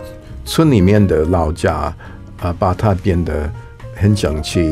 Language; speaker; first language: Chinese; non-native, fluent; English